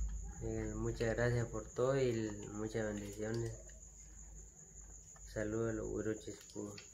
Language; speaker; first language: Spanish; native; Spanish